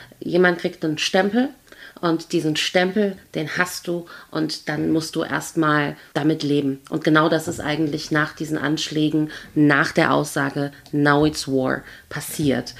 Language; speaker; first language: German; native; German